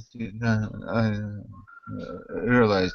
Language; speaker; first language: English; non-native, learner; Russian